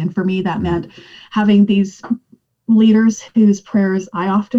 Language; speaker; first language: English; native; English